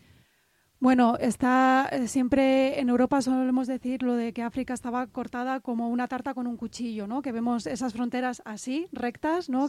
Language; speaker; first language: Spanish; native; Spanish